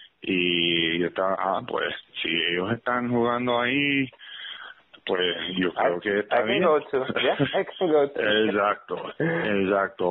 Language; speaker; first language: Spanish; early bilingual, heritage; English